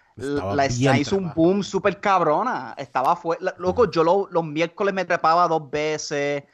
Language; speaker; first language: Spanish; non-native, local second language; English